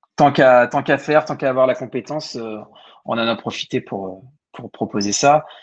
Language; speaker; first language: French; native; French